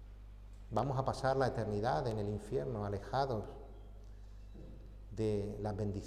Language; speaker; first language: Spanish; native; Spanish